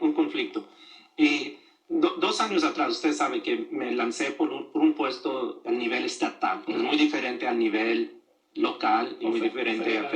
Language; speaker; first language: Spanish; early bilingual, other home language; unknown